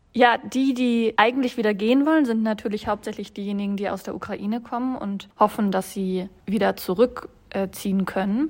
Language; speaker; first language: German; native; German